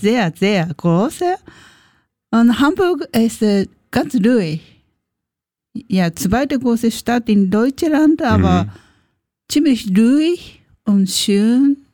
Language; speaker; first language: German; non-native, learner; Japanese